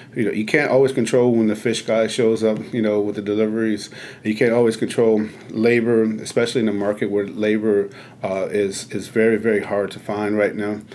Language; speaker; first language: English; native; English